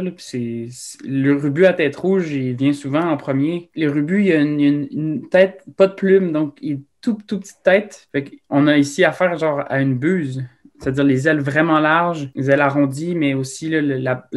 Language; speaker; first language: French; native; French